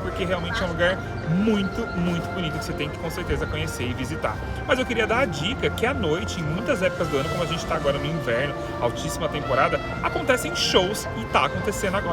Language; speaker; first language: Portuguese; native; Portuguese